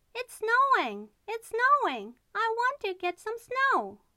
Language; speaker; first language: English; non-native, learner; Japanese